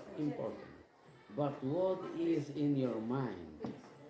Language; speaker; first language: English; non-native, fluent; Indonesian